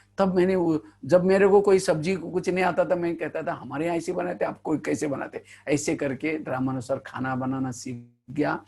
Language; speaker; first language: Hindi; non-native, local second language; Marathi